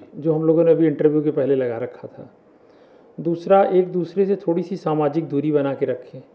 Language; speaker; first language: Hindi; native; Hindi